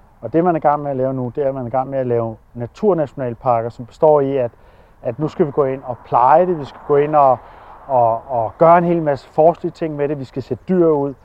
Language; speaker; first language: Danish; native; Danish